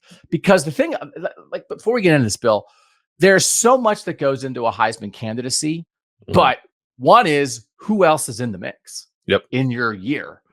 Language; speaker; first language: English; native; English